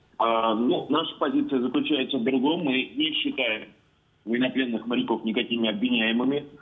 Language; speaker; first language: Russian; native; Russian